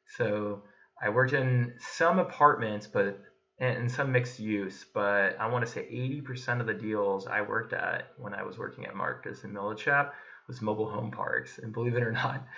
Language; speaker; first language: English; native; English